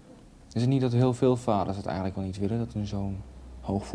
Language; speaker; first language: Dutch; native; Dutch